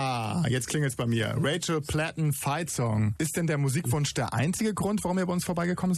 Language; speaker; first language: German; native; German